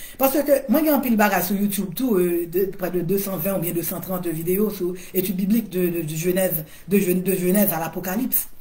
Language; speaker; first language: French; non-native, local second language; Haitian Creole